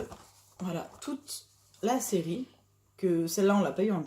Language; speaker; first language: French; native; French